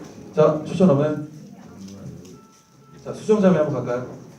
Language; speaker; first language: Korean; native; Korean